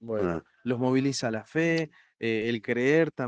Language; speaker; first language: Spanish; native; Spanish